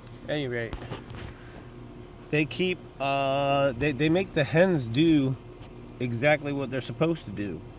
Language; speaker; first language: English; native; English